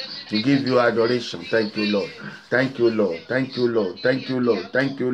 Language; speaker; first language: English; non-native, local second language; Yoruba